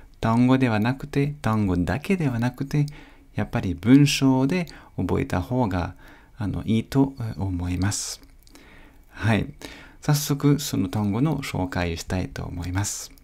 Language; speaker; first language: Japanese; non-native, fluent; French